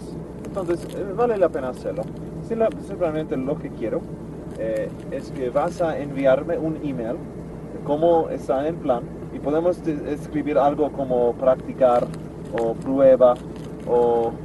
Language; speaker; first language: Spanish; non-native, learner; English